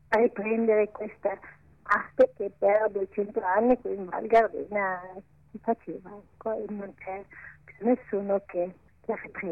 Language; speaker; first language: Italian; non-native, local second language; Ladin